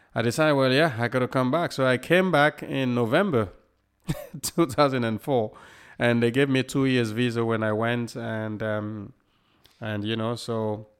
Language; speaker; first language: English; non-native, local second language; Krio